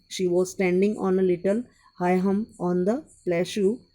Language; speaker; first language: English; non-native, local second language; Marathi